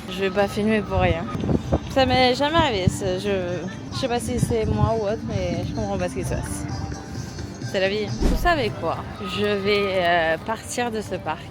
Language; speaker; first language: French; native; French